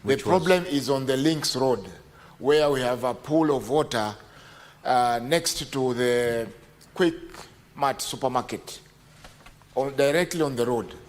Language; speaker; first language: English; non-native, local second language; Swahili